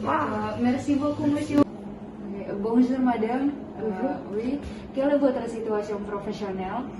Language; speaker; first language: French; non-native, learner; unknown